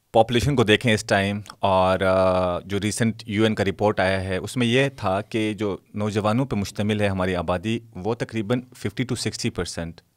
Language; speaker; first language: Urdu; non-native, local second language; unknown